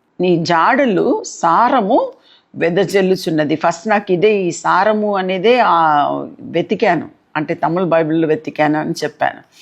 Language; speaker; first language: Telugu; non-native, local second language; Tamil